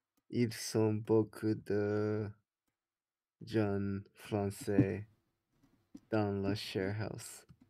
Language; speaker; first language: French; non-native, learner; Japanese